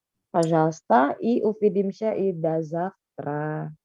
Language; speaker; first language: Russian; non-native, fluent; Indonesian